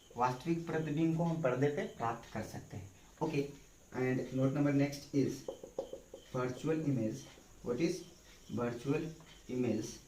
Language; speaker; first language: Hindi; native; Hindi